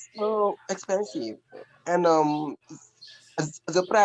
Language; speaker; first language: English; non-native, learner; French